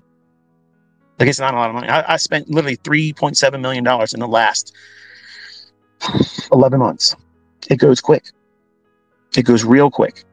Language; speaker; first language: English; native; English